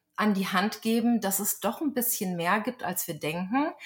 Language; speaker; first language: German; native; German